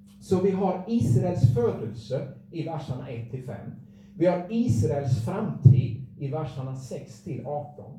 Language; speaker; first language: Swedish; native; Swedish